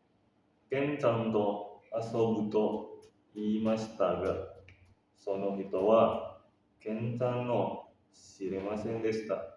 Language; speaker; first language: Japanese; non-native, learner; Indonesian